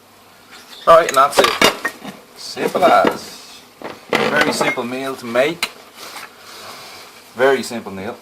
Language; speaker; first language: English; native; English